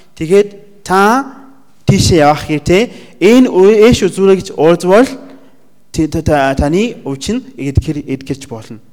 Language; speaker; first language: Mongolian; non-native, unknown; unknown